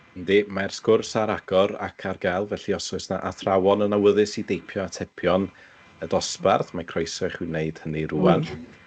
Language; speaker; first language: Welsh; native; Welsh